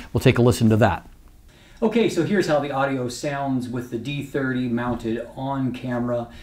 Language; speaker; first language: English; native; English